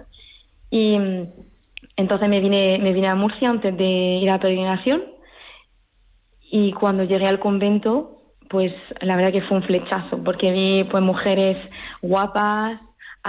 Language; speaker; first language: Spanish; early bilingual, heritage; French